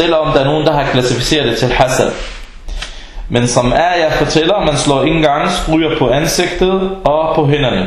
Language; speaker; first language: Danish; early bilingual, other home language; Arabic